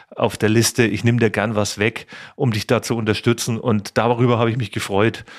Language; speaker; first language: German; native; German